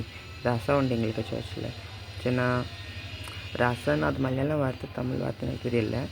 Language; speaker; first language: Tamil; non-native, learner; Malayalam